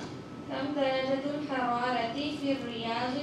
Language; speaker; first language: Arabic; non-native, learner; Urdu